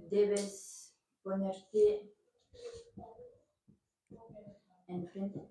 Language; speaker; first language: Spanish; non-native, learner; French